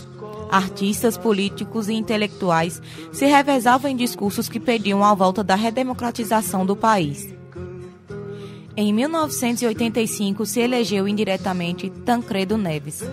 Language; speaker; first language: Portuguese; native; Portuguese